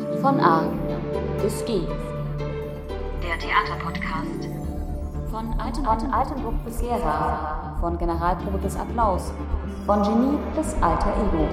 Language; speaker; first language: German; native; German